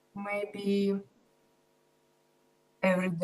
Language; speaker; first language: English; non-native, learner; Russian